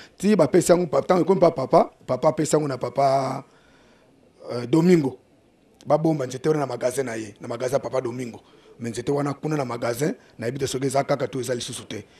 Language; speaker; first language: Lingala; non-native, local second language; Kongo